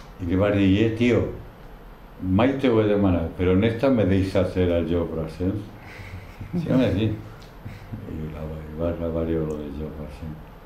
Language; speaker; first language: Catalan; non-native, local second language; Spanish